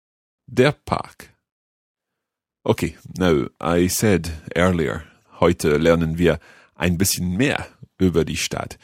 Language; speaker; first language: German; non-native, learner; English